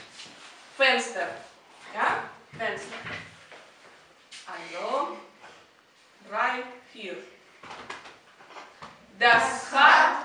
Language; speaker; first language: German; non-native, fluent; Russian